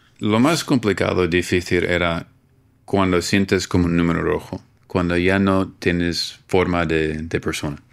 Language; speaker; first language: Spanish; non-native, fluent; English